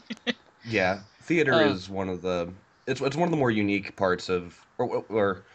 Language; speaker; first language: English; native; English